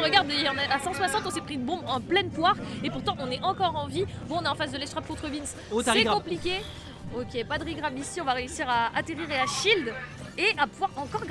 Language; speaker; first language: French; native; French